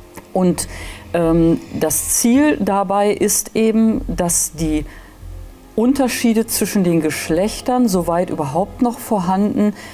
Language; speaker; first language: German; native; German